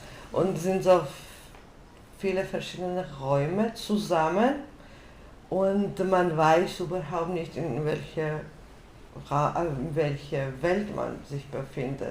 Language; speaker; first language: German; non-native, fluent; Georgian